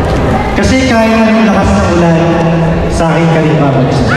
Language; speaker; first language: Filipino; native; Filipino